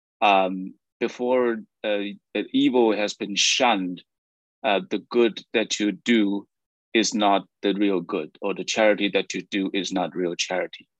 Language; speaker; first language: English; non-native, fluent; Chinese